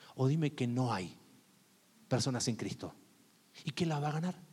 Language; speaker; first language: Spanish; native; Spanish